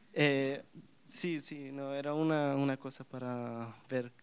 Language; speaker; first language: Portuguese; non-native, learner; Spanish